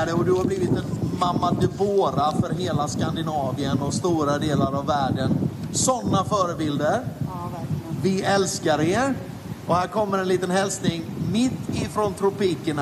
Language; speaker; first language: Swedish; native; Swedish